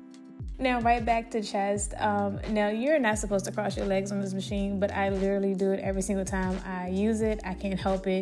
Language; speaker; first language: English; native; English